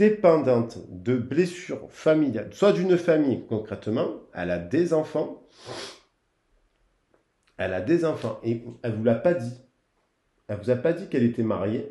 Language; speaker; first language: French; native; French